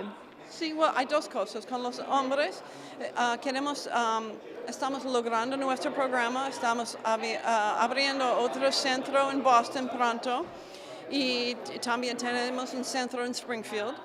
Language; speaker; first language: Spanish; non-native, fluent; English